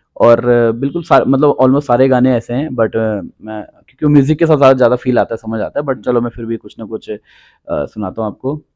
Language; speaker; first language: Hindi; native; Hindi